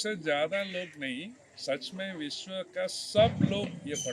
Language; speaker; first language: Hindi; non-native, local second language; Malayalam